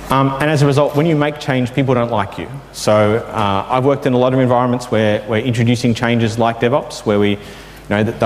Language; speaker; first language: English; native; English